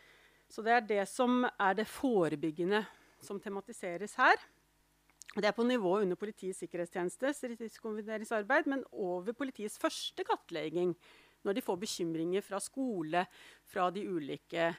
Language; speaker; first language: Norwegian; native; Norwegian